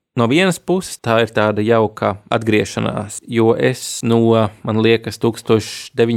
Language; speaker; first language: Latvian; native; Latvian